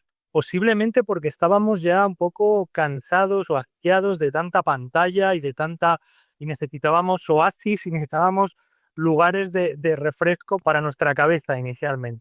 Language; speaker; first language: Spanish; native; Spanish